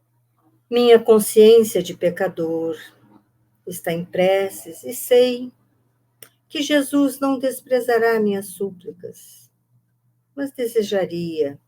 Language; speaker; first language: Portuguese; native; Portuguese